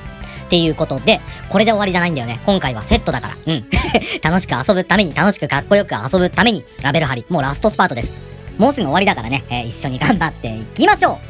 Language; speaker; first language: Japanese; native; Japanese